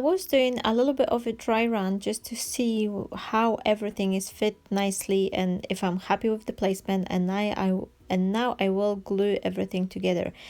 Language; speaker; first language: English; non-native, fluent; Polish